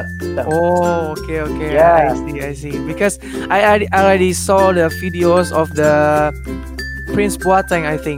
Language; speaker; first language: English; non-native, learner; Indonesian